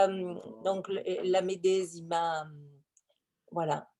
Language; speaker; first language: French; non-native, fluent; Italian